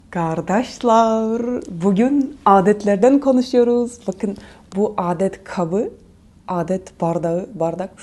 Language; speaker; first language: Turkish; non-native, fluent; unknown